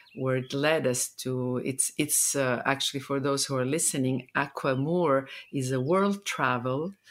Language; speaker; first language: English; non-native, fluent; Italian